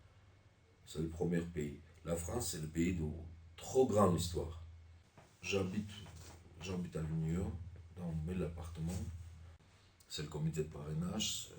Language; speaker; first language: French; non-native, learner; Armenian